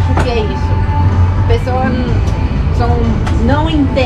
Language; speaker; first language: Portuguese; early bilingual, heritage; Portuguese